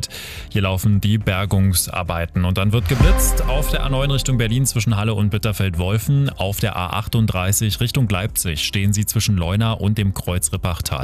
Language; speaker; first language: German; native; German